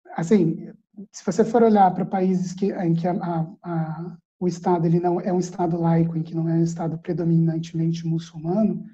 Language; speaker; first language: Portuguese; early bilingual, other home language; Arabic